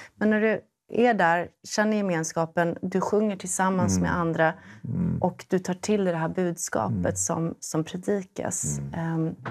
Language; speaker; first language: Swedish; native; Swedish